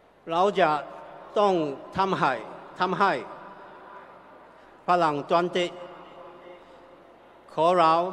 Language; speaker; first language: Thai; non-native, learner; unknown